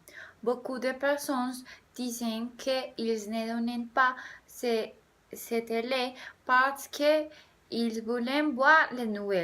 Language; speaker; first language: French; non-native, learner; Spanish